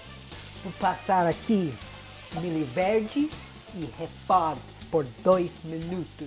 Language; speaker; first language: Portuguese; non-native, fluent; English